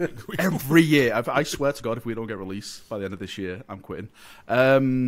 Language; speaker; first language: English; native; English